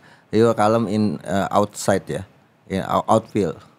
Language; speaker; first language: English; non-native, learner; Indonesian